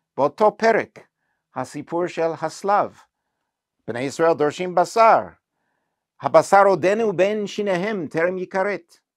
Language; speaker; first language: Hebrew; non-native, fluent; English